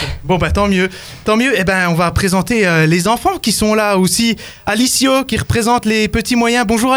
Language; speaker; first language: French; native; French